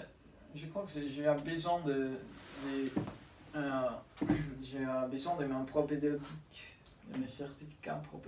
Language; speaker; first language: French; non-native, learner; Spanish